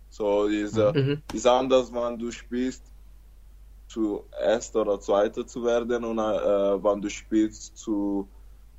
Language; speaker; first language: German; non-native, learner; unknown